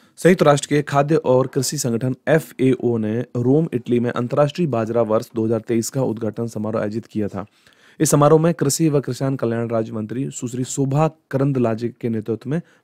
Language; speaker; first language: Hindi; native; Hindi